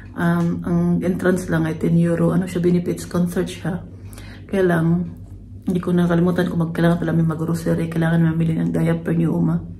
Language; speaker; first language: Filipino; non-native, local second language; Cebuano